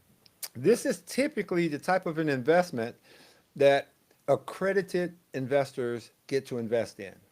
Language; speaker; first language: English; native; English